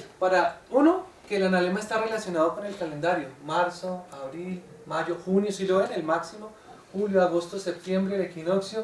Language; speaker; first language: Spanish; native; Spanish